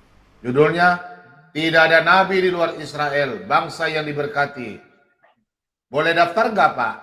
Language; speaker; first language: Indonesian; native; Indonesian